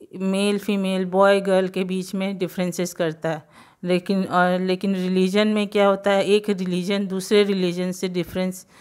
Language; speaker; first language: Hindi; non-native, local second language; Gujarati